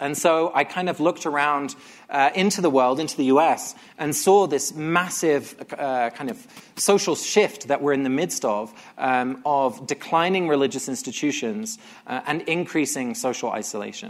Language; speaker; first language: English; native; English